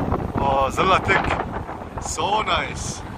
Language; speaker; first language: Vietnamese; non-native, learner; English